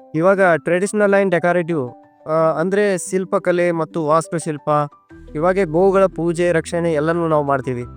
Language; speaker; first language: Kannada; native; Kannada